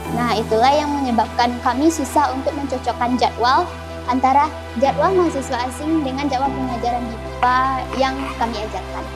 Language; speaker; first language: Indonesian; native; Indonesian